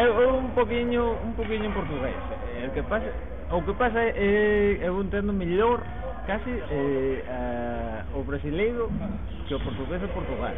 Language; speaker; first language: Portuguese; non-native, learner; Spanish